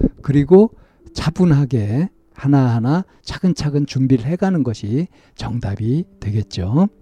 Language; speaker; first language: Korean; native; Korean